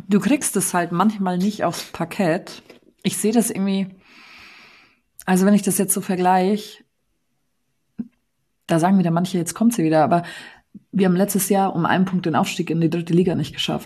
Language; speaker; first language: German; native; German